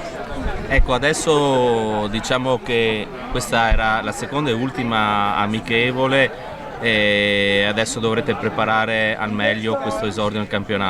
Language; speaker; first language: Italian; native; Italian